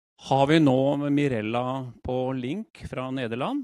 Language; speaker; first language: Norwegian; native; Norwegian